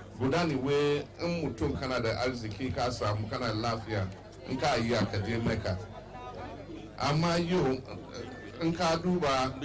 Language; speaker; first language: Hausa; non-native, local second language; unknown